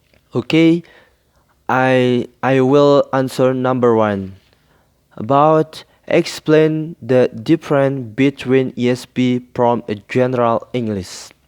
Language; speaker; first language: English; non-native, learner; Indonesian